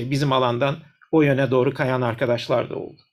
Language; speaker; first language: Turkish; native; Turkish